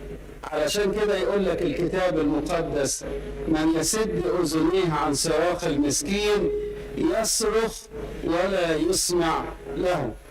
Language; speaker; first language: Arabic; native; Arabic